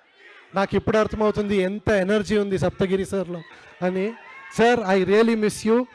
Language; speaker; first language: Telugu; non-native, learner; Kannada